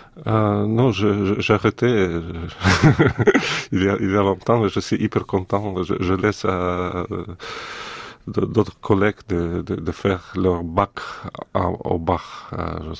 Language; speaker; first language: French; non-native, fluent; Russian